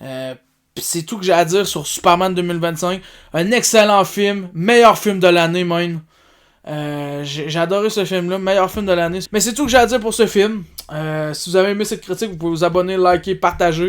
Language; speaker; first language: French; native; French